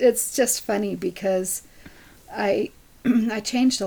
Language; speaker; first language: English; native; English